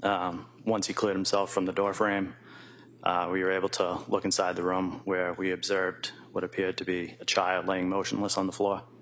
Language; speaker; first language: English; native; English